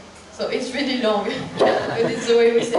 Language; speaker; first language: English; non-native, fluent; French